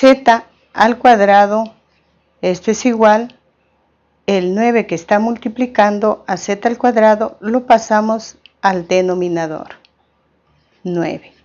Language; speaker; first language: Spanish; native; Spanish